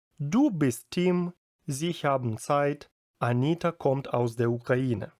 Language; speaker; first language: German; non-native, fluent; Ukrainian